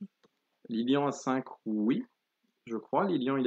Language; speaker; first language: French; native; French